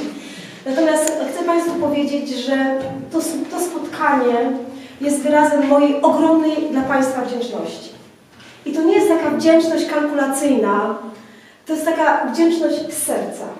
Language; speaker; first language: Polish; native; Polish